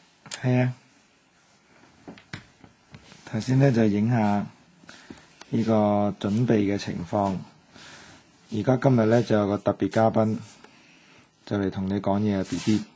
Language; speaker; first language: Cantonese; native; Cantonese